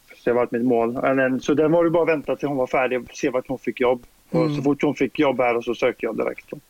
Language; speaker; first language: Swedish; native; Swedish